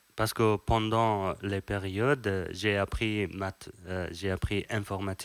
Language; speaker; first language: French; non-native, learner; Persian